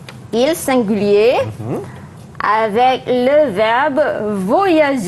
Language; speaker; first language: French; non-native, fluent; Malay